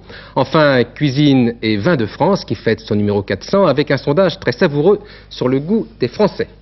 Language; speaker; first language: French; native; French